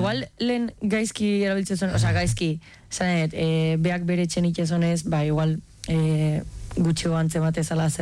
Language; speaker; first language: Basque; native; Basque